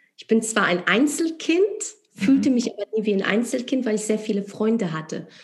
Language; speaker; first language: German; non-native, fluent; Polish